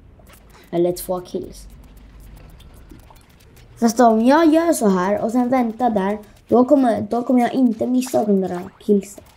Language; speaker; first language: Swedish; early bilingual, other home language; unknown